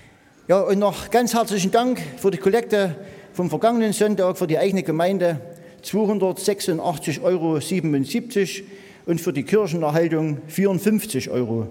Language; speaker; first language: German; native; German